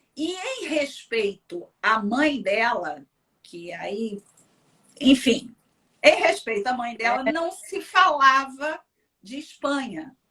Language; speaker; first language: Portuguese; early bilingual, other home language; Spanish